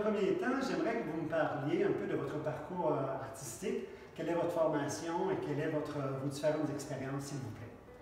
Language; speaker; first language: French; native; French